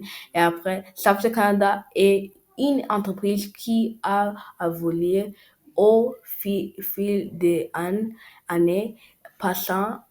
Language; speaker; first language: French; non-native, learner; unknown